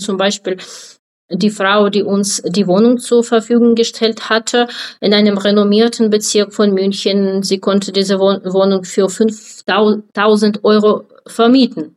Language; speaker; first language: German; non-native, fluent; Ukrainian